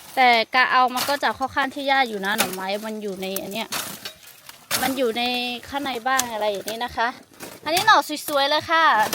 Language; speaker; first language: Thai; non-native, local second language; Lahu